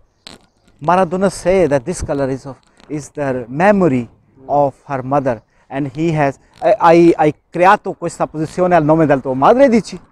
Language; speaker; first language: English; non-native, local second language; Urdu